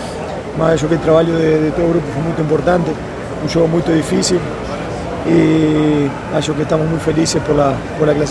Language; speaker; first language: Portuguese; non-native, learner; Spanish